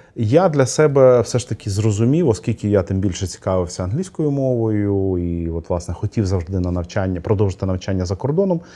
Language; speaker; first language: Ukrainian; non-native, local second language; Russian